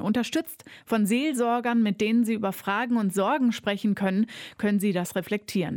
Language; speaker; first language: German; native; German